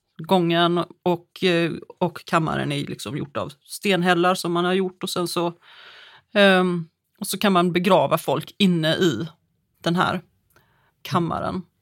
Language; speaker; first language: Swedish; native; Swedish